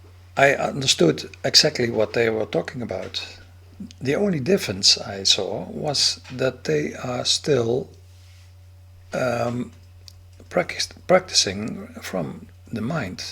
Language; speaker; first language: English; non-native, fluent; Dutch